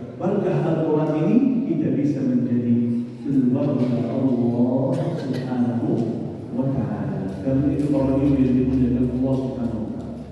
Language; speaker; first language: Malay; non-native, fluent; Arabic